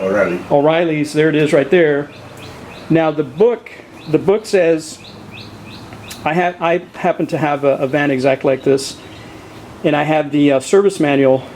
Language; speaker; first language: English; native; English